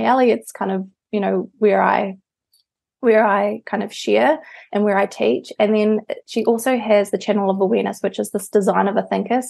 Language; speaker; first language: English; native; English